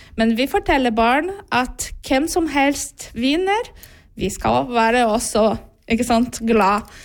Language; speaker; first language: Norwegian; non-native, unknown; Portuguese